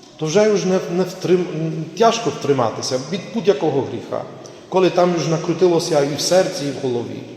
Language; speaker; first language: Ukrainian; native; Ukrainian